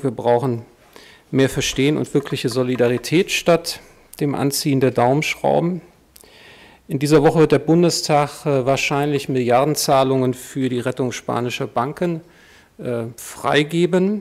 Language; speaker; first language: German; native; German